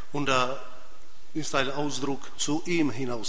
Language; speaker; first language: German; non-native, fluent; Czech